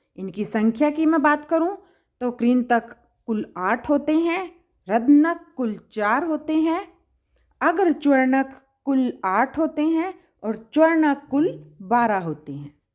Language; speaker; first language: Hindi; native; Hindi